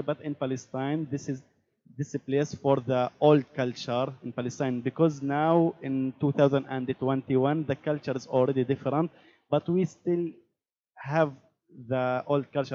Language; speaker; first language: English; non-native, learner; Arabic